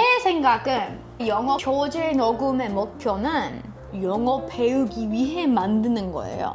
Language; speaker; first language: Korean; non-native, fluent; English